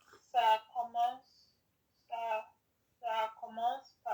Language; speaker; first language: French; non-native, learner; English